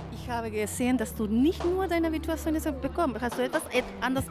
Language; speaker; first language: German; non-native, learner; Spanish